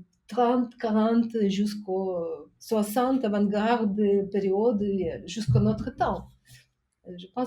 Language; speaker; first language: French; non-native, fluent; Ukrainian